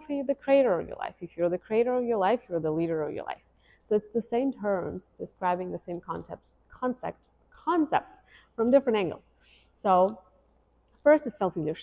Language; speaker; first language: English; non-native, fluent; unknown